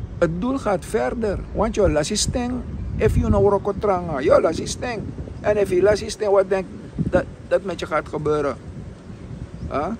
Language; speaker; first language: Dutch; native; Dutch